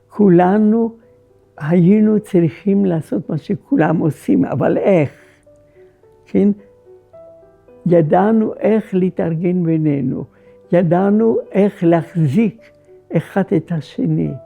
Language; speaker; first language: Hebrew; non-native, fluent; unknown